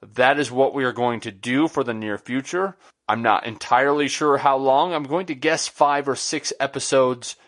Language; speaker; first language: English; native; English